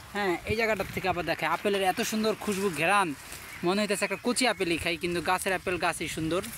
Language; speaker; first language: Bangla; native; Bangla